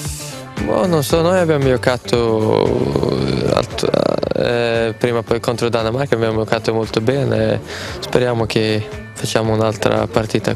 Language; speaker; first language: Italian; non-native, fluent; Swedish